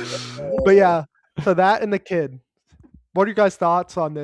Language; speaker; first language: English; native; English